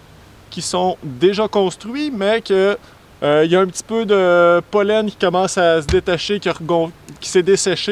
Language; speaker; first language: French; native; French